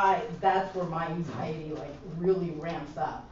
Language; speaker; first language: English; early bilingual, other home language; Spanish